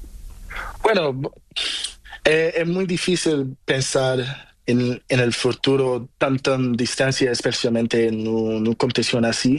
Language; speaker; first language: Spanish; non-native, learner; Portuguese